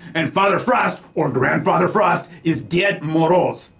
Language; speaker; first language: English; native; English